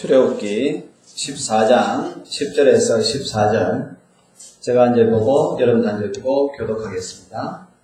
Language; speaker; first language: Korean; native; Korean